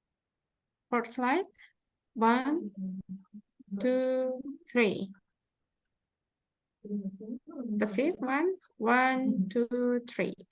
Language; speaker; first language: English; non-native, fluent; Indonesian